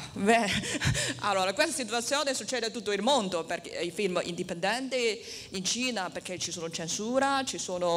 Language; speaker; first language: Italian; non-native, learner; Chinese